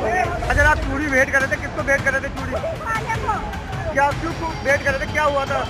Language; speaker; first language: Hindi; native; Hindi